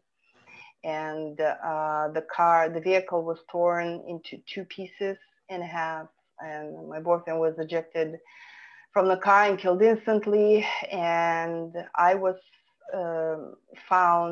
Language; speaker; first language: English; non-native, fluent; Lithuanian